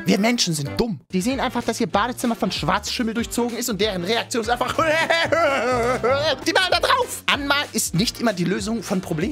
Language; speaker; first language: German; native; German